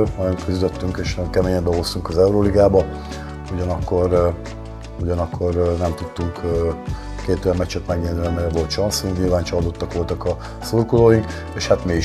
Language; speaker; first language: Hungarian; native; Hungarian